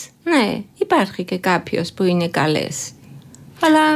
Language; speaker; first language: Greek; non-native, learner; Georgian